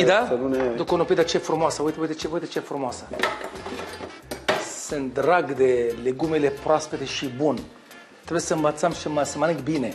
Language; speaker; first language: Romanian; non-native, learner; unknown